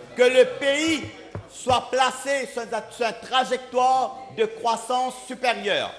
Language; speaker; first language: French; non-native, local second language; Morisyen